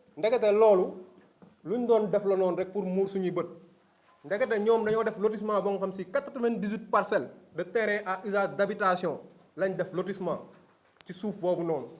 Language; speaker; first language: Wolof; native; Wolof